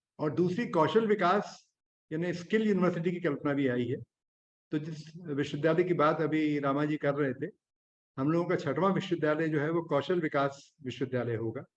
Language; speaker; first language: Hindi; native; Hindi